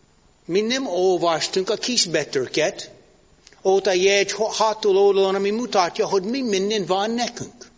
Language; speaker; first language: Hungarian; non-native, learner; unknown